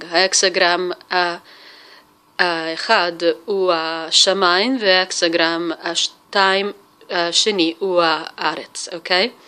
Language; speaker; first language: Hebrew; non-native, fluent; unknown